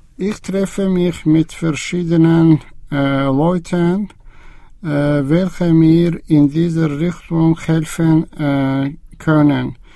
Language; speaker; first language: German; non-native, learner; Azerbaijani